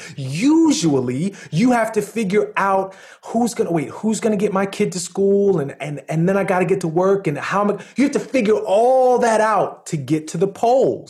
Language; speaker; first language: English; native; English